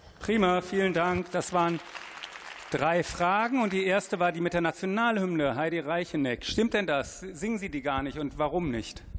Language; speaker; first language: German; native; German